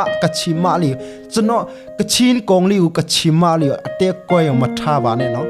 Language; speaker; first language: Burmese; non-native, local second language; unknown